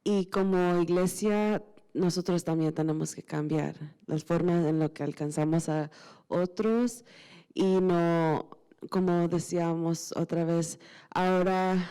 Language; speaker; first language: Spanish; early bilingual, heritage; Spanish